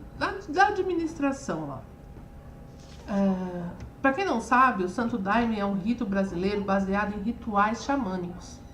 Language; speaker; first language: Portuguese; native; Portuguese